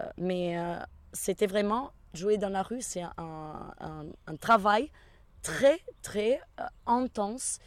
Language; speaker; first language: French; non-native, fluent; Portuguese